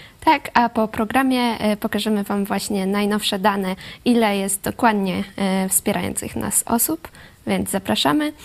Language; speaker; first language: Polish; native; Polish